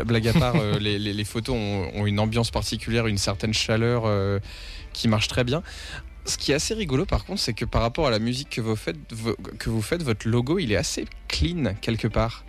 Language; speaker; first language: French; native; French